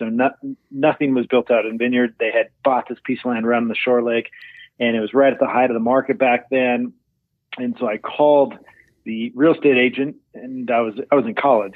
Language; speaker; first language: English; native; English